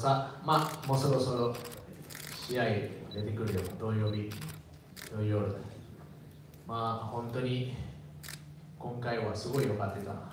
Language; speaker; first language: Japanese; non-native, fluent; Spanish